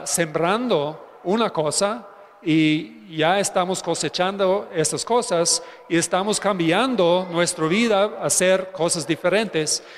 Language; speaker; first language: Spanish; non-native, fluent; English